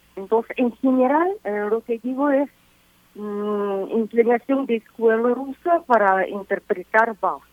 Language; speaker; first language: Spanish; non-native, fluent; Russian